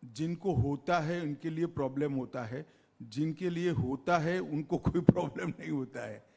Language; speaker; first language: Hindi; non-native, local second language; Gujarati